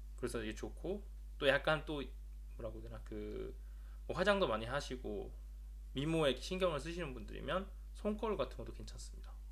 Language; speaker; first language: Korean; native; Korean